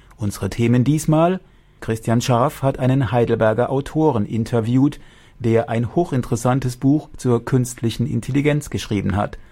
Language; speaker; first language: German; native; German